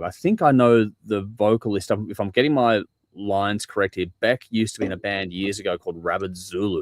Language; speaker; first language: English; native; English